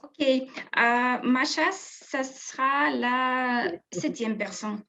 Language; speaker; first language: French; non-native, fluent; Russian